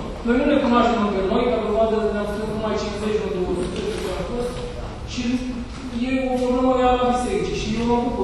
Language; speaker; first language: Romanian; native; Romanian